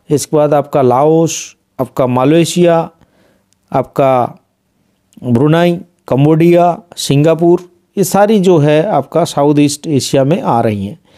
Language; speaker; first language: Hindi; non-native, local second language; Bangla